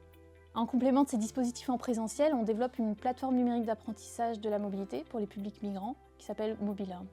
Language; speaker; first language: French; native; French